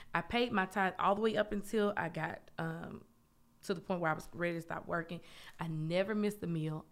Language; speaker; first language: English; native; English